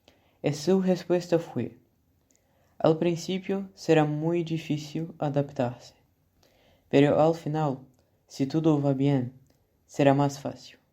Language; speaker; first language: Spanish; non-native, learner; Portuguese